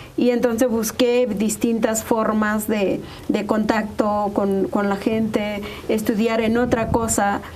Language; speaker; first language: Spanish; non-native, local second language; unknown